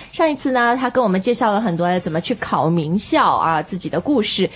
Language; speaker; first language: Chinese; native; Chinese